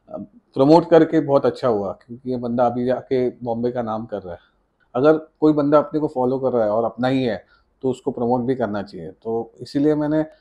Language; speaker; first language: Hindi; non-native, local second language; Marathi